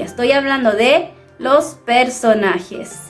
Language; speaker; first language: Spanish; native; Spanish